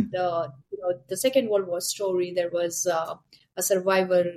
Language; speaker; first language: English; non-native, local second language; Hindi